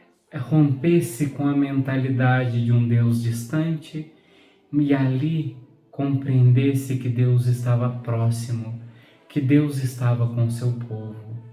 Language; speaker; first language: Portuguese; native; Portuguese